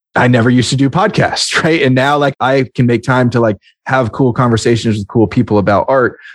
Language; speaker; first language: English; native; English